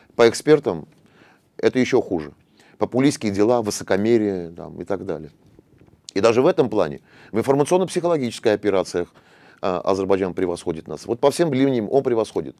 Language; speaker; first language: Russian; non-native, local second language; Armenian